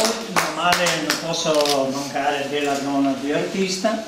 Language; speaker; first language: Italian; non-native, learner; Serbian